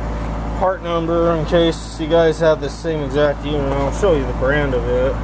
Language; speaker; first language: English; native; English